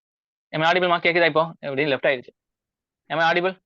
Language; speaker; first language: Tamil; native; Tamil